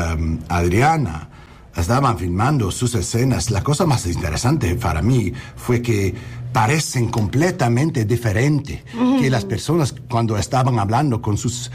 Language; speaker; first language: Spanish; non-native, learner; English